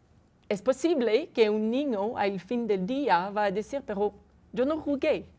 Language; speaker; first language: Spanish; non-native, fluent; French